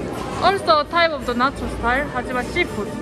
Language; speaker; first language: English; non-native, learner; Korean